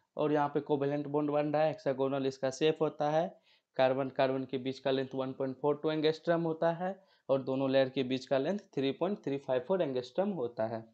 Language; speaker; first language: Hindi; native; Hindi